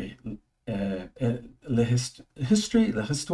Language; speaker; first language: French; early bilingual, heritage; English